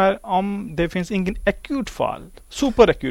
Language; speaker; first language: Swedish; non-native, learner; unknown